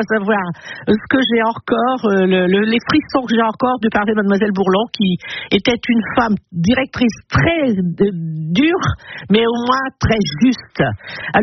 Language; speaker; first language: French; native; French